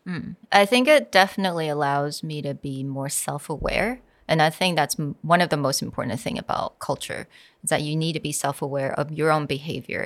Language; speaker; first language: English; non-native, fluent; Chinese